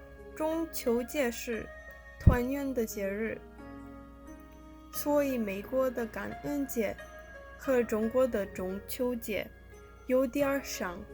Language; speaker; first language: Chinese; non-native, learner; English